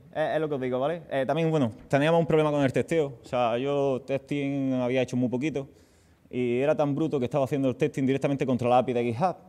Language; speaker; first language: Spanish; native; Spanish